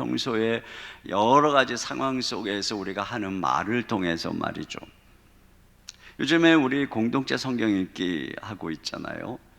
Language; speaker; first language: Korean; native; Korean